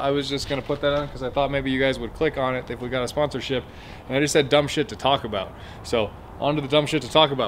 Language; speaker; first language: English; native; English